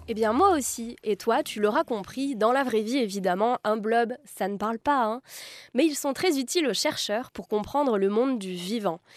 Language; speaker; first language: French; native; French